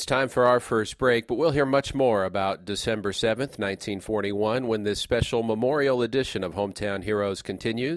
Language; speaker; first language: English; native; English